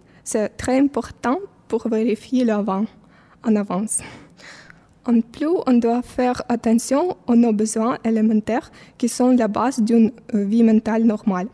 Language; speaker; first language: French; non-native, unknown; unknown